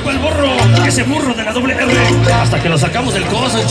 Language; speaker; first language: Spanish; native; Spanish